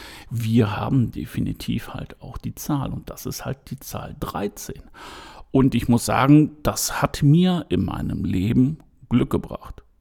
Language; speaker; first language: German; native; German